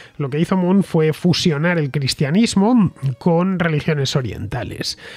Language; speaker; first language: Spanish; native; Spanish